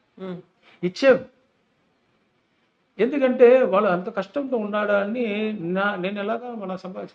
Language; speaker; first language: Telugu; non-native, learner; Tamil